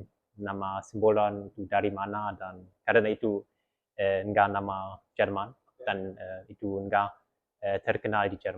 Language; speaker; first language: Indonesian; early bilingual, heritage; German